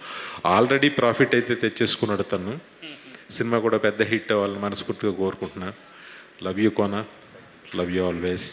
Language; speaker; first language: Telugu; native; Telugu